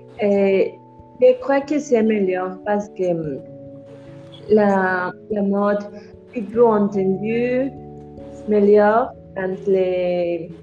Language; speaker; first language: French; non-native, learner; Spanish